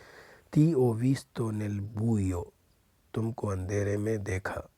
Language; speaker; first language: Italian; non-native, learner; Urdu